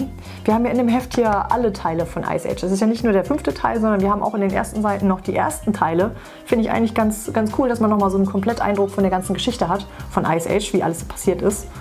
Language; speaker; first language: German; native; German